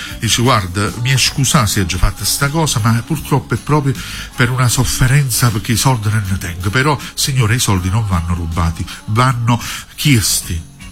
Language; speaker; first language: Italian; native; Italian